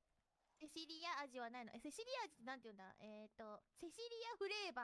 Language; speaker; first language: Japanese; native; Japanese